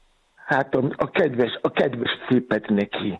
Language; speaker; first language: Hungarian; non-native, learner; Yoruba